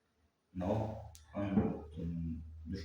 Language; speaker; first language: English; non-native, learner; Tajik